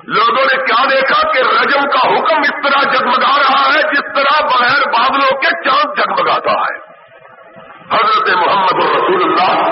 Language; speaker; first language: Urdu; non-native, local second language; Punjabi